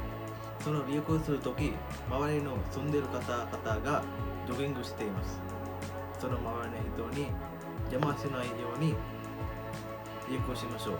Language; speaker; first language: Japanese; non-native, learner; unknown